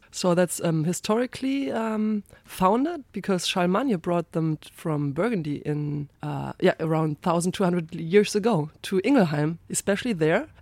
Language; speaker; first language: English; non-native, fluent; German